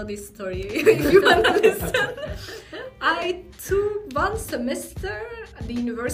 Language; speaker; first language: English; non-native, fluent; Turkish